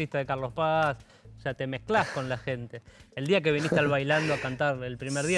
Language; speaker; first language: Spanish; native; Spanish